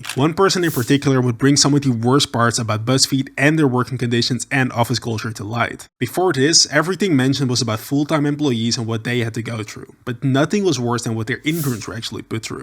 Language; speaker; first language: English; native; English